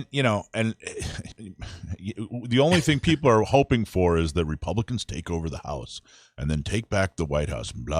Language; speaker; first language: English; native; English